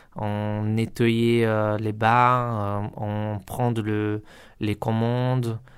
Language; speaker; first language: French; non-native, learner; Portuguese